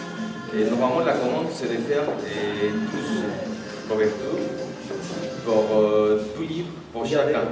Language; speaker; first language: French; non-native, fluent; Spanish